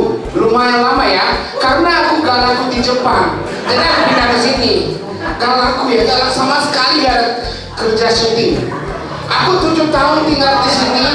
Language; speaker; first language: Indonesian; non-native, fluent; Japanese